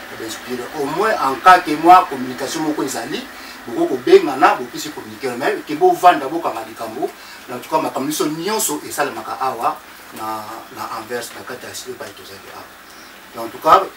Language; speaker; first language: Lingala; non-native, local second language; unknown